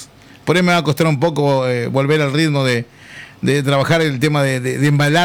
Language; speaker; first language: Spanish; native; Spanish